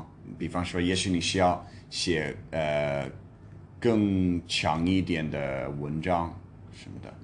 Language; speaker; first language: Chinese; non-native, fluent; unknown